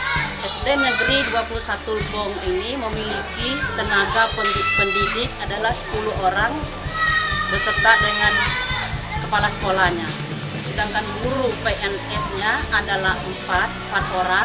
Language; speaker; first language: Indonesian; native; Indonesian